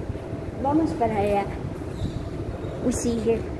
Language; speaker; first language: Spanish; non-native, learner; Filipino